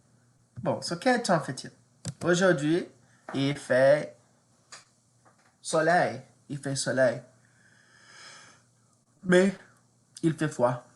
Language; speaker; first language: French; non-native, fluent; English